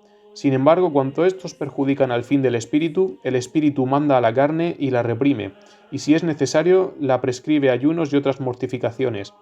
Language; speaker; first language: Spanish; native; Spanish